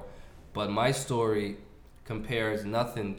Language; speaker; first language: English; native; English